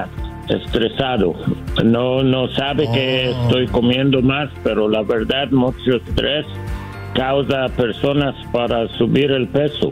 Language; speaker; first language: Spanish; non-native, learner; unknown